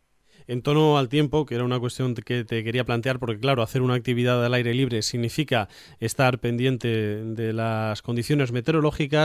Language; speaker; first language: Spanish; native; Spanish